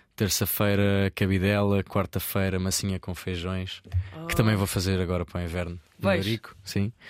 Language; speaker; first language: Portuguese; native; Portuguese